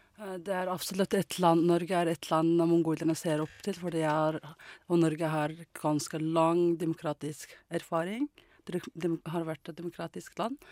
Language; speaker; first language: Norwegian; non-native, learner; Mongolian